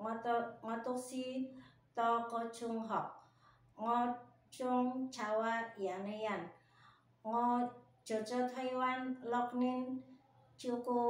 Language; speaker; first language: Cantonese; non-native, learner; Indonesian